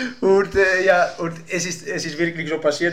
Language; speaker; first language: German; non-native, fluent; Greek